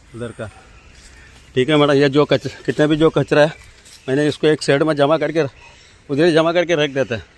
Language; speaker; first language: Hindi; non-native, local second language; Malayalam